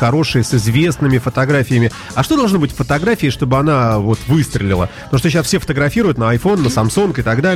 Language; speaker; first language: Russian; native; Russian